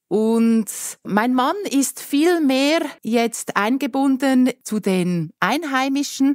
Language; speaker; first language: German; native; German